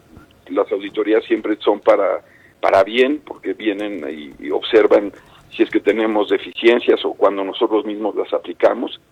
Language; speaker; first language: Spanish; native; Spanish